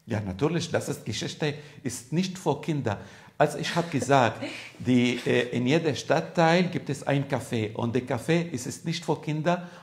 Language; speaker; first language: German; non-native, learner; Arabic